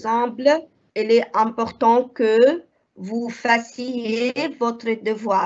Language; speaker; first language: French; non-native, fluent; Arabic